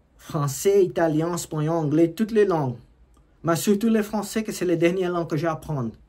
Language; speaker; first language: French; non-native, learner; Portuguese